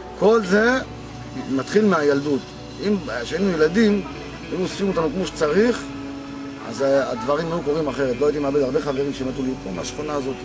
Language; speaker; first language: Hebrew; native; Hebrew